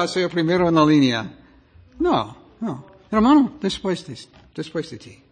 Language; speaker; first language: Spanish; non-native, fluent; English